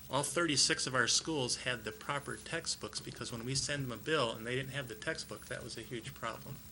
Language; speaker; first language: English; native; English